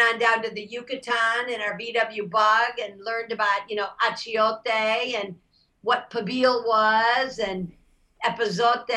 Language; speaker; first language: English; native; English